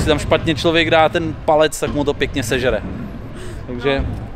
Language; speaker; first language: Czech; native; Czech